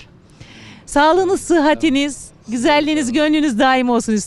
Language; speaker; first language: Turkish; native; Turkish